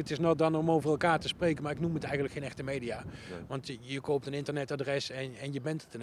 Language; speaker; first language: Dutch; native; Dutch